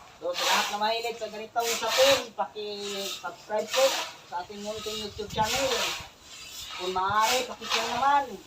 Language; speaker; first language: Filipino; non-native, local second language; Cebuano